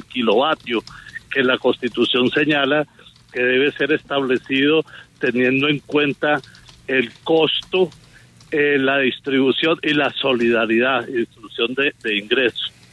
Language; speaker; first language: Spanish; native; Spanish